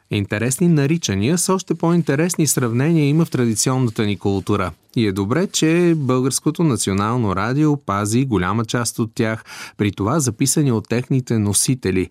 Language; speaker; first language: Bulgarian; native; Bulgarian